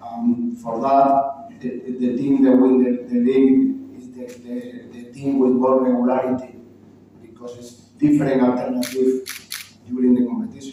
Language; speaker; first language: English; non-native, learner; Spanish